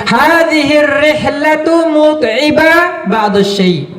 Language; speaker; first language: Arabic; non-native, fluent; Indonesian